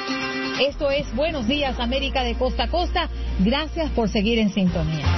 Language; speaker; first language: Spanish; native; Spanish